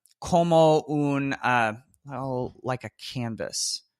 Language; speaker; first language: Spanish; non-native, fluent; English